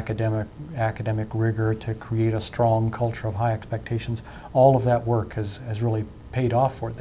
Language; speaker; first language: English; native; English